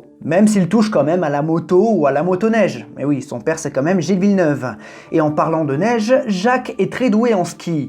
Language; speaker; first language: French; native; French